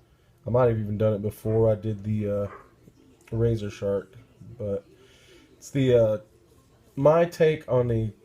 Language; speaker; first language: English; native; English